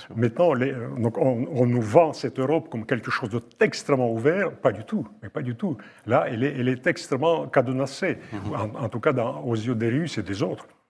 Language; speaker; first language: French; non-native, fluent; Russian